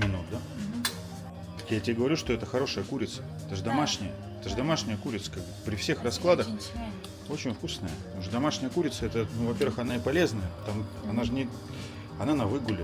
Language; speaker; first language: Russian; native; Russian